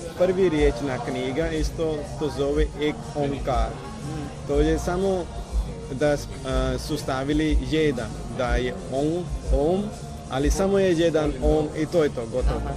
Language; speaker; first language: Croatian; non-native, learner; Punjabi